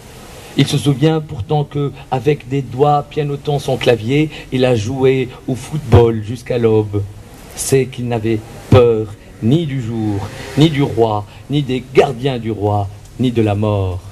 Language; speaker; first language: French; non-native, local second language; Arabic